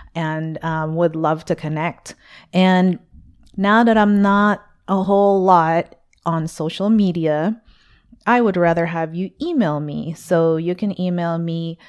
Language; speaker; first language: English; early bilingual, other home language; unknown